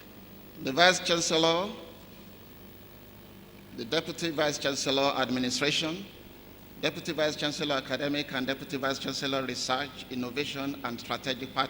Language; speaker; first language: English; non-native, local second language; Yoruba